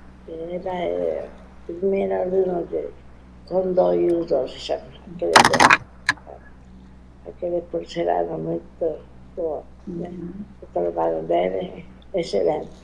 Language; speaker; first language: Portuguese; non-native, learner; Japanese